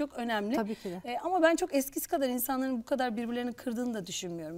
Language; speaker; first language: Turkish; native; Turkish